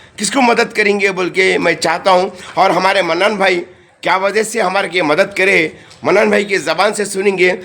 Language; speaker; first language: Hindi; non-native, local second language; Urdu